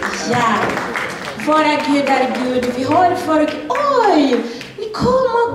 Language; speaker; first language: Swedish; non-native, learner; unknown